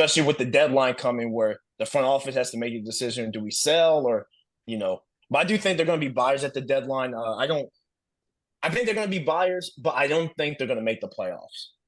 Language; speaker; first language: English; native; English